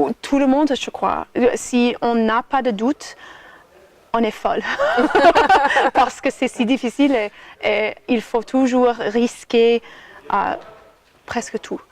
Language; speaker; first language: French; non-native, fluent; English